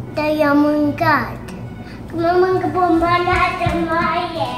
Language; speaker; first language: Romanian; early bilingual, heritage; Romanian